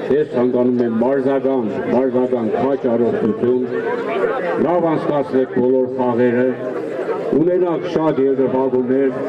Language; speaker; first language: Armenian; native; Armenian